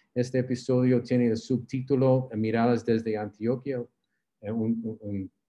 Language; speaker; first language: Spanish; non-native, fluent; English